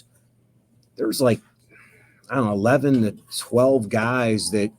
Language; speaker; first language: English; native; English